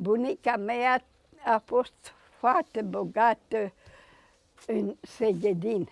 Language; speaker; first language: Romanian; non-native, local second language; Hungarian